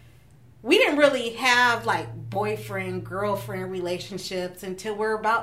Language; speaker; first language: English; native; English